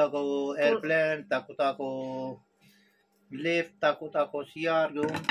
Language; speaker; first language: Filipino; non-native, learner; Urdu